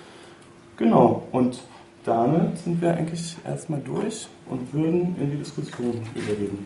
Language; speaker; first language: German; native; German